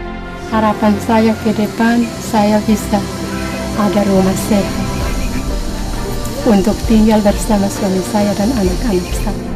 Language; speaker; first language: Indonesian; non-native, local second language; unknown